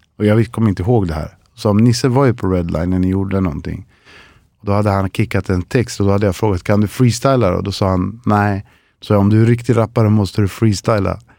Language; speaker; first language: Swedish; early bilingual, other home language; Spanish